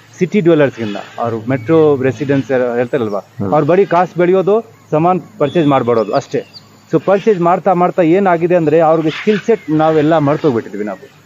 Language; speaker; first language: Kannada; non-native, fluent; Hindi